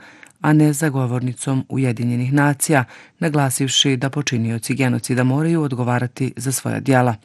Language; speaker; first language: Serbian; native; Serbian